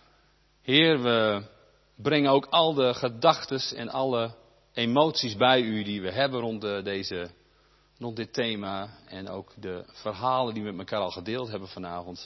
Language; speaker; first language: Dutch; native; Dutch